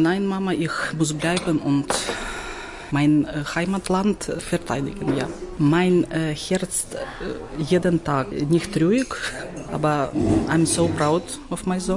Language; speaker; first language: German; non-native, learner; Ukrainian